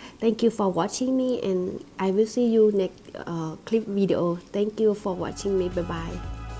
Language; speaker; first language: English; non-native, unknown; Thai